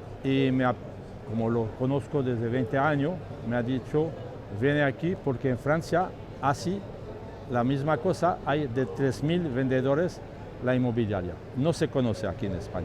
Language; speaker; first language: Spanish; non-native, learner; French